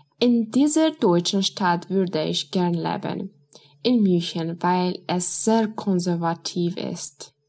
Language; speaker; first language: German; non-native, learner; Georgian